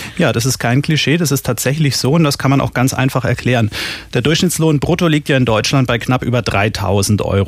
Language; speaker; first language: German; native; German